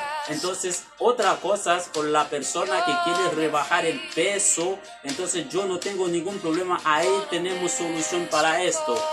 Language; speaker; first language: Spanish; non-native, learner; Haitian Creole